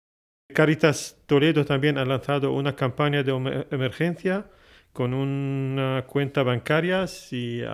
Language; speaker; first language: Spanish; non-native, fluent; Arabic